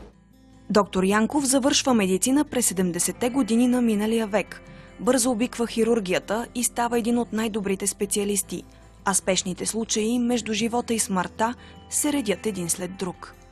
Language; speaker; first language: Bulgarian; native; Bulgarian